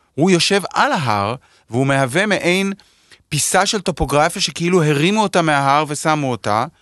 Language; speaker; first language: Hebrew; native; Hebrew